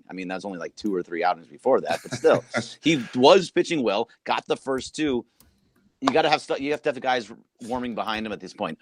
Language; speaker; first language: English; native; English